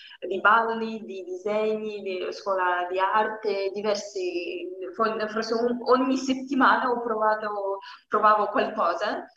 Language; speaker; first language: Italian; non-native, learner; Russian